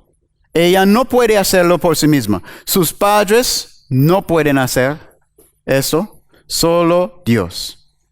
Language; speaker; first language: Spanish; non-native, learner; English